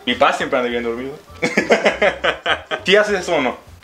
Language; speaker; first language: Spanish; early bilingual, heritage; Spanish